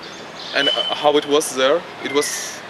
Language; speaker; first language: English; non-native, learner; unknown